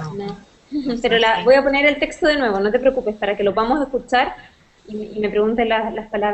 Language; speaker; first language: Spanish; native; Spanish